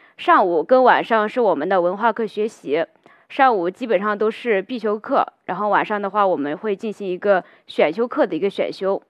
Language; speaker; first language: Chinese; native; Chinese